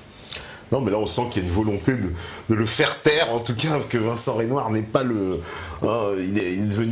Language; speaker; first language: French; native; French